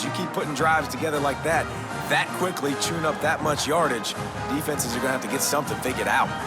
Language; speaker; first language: English; native; English